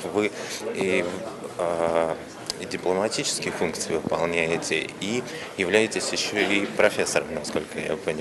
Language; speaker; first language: Russian; native; Russian